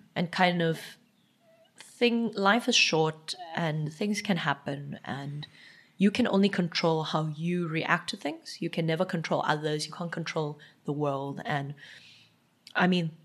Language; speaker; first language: English; non-native, local second language; Xhosa